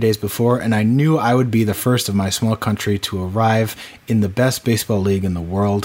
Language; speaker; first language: English; native; English